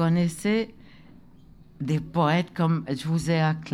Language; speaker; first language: French; non-native, local second language; Innu-aimun